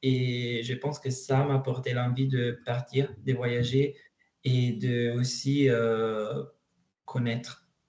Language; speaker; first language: French; non-native, learner; Italian